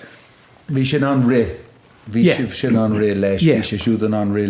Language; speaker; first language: Irish; native; Irish